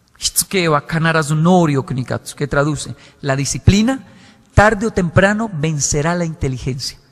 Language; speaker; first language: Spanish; non-native, fluent; Japanese